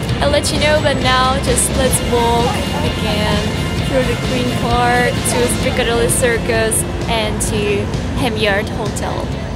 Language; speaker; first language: English; non-native, fluent; Czech